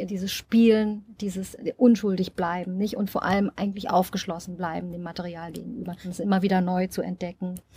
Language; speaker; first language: German; native; German